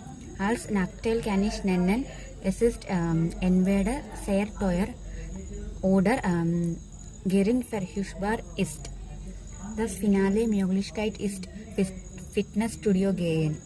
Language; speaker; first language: German; non-native, learner; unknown